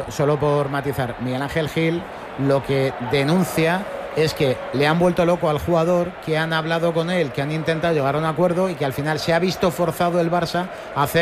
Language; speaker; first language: Spanish; native; Spanish